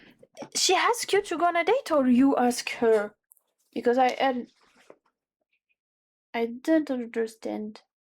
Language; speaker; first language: English; non-native, learner; French